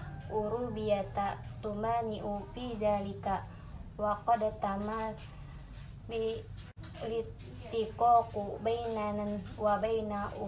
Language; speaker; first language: Arabic; non-native, learner; Indonesian